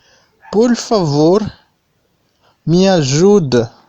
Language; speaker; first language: Portuguese; non-native, fluent; Haitian Creole